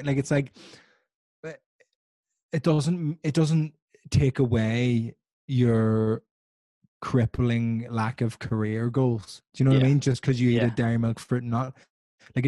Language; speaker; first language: English; native; English